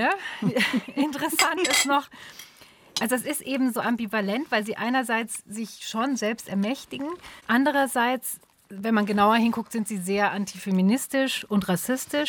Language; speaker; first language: German; native; German